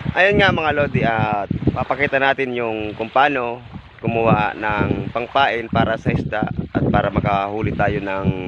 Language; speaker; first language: Filipino; non-native, local second language; Bikol